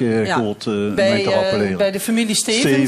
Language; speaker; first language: Dutch; non-native, local second language; Limburgish